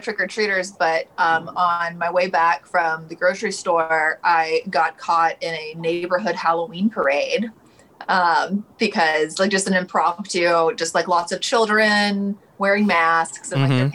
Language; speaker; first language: English; native; English